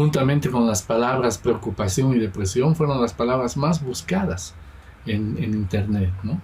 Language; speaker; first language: Spanish; native; Spanish